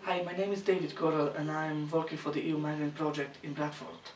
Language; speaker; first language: English; non-native, learner; Slovak